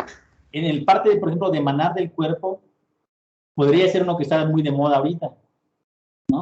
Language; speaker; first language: Spanish; native; Spanish